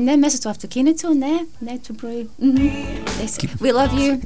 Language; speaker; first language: Greek; non-native, learner; English